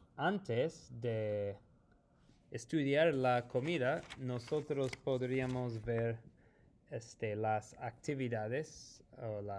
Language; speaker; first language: Spanish; non-native, fluent; English